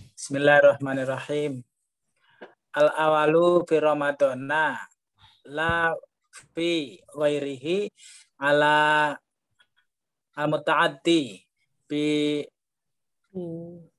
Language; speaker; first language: Arabic; non-native, learner; Indonesian